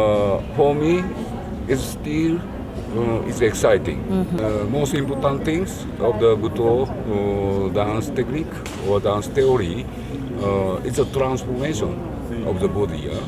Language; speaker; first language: English; non-native, learner; Japanese